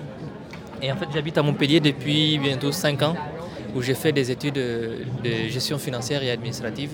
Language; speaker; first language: French; non-native, local second language; Tamasheq